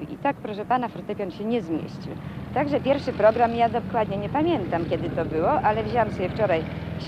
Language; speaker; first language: Polish; native; Polish